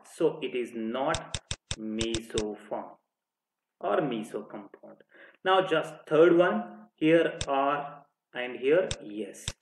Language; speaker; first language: English; non-native, local second language; Telugu